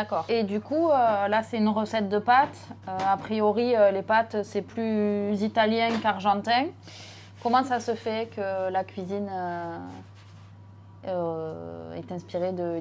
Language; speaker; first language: French; native; French